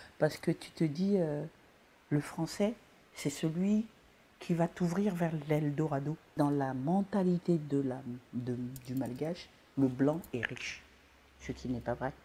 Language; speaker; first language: French; non-native, local second language; Malagasy